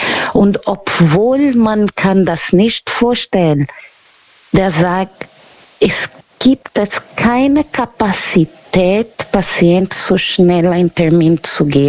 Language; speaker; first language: German; non-native, fluent; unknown